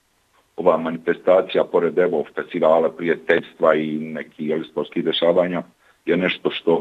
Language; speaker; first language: Bosnian; native; Bosnian